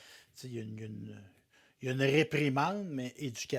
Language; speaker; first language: French; native; French